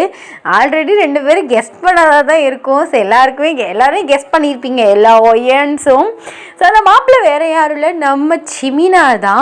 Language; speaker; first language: Tamil; native; Tamil